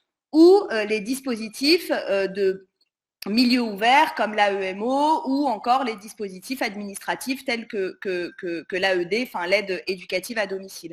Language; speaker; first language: French; native; French